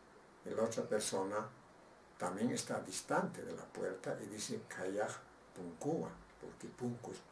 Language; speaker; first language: Spanish; non-native, local second language; Aymara